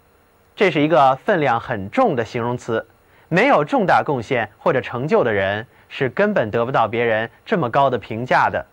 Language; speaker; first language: Chinese; native; Chinese